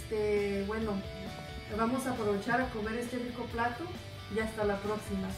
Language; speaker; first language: Spanish; early bilingual, heritage; Spanish